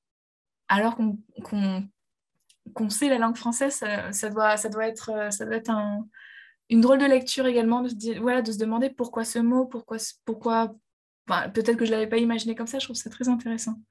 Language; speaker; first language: French; native; French